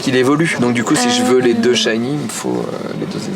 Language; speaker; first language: French; native; French